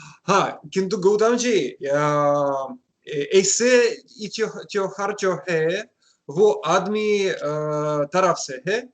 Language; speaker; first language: Hindi; non-native, learner; Russian